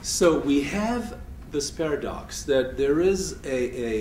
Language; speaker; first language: English; non-native, fluent; French